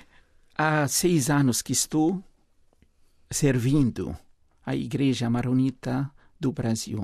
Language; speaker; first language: Portuguese; non-native, fluent; Arabic